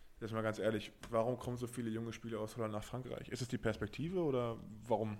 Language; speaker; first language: German; native; German